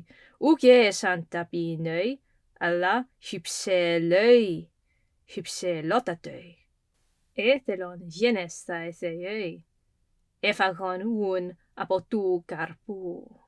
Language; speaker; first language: Greek; non-native, fluent; English